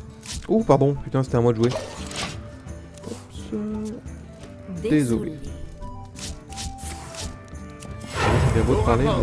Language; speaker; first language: French; native; French